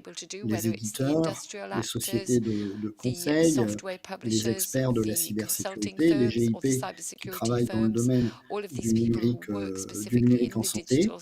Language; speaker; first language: French; native; French